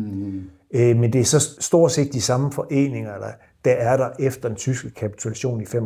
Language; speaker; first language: Danish; native; Danish